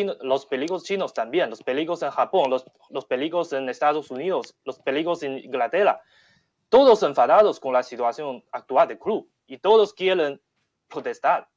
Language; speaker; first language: Spanish; non-native, learner; Chinese